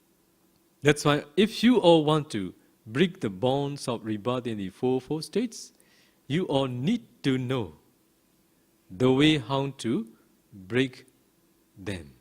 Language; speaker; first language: English; non-native, fluent; Burmese